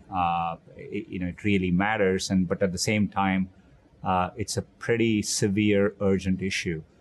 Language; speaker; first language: English; non-native, local second language; Tamil